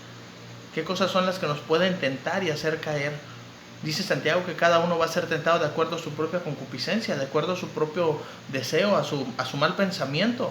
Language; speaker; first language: Spanish; native; Spanish